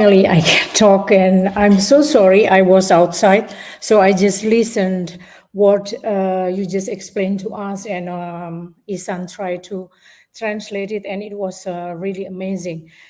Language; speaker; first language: English; non-native, fluent; Indonesian